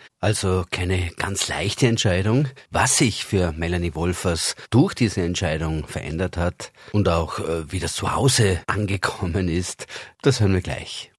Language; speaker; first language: German; native; German